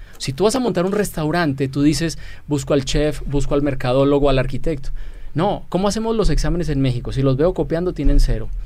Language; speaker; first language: Spanish; native; Spanish